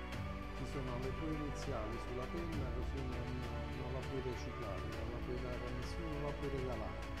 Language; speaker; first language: Italian; native; Italian